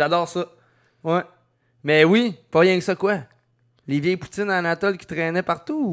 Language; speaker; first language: French; native; French